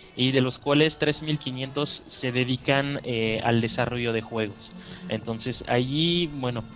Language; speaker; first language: Spanish; non-native, fluent; French